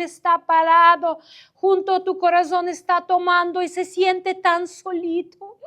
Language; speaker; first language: Spanish; non-native, fluent; Ukrainian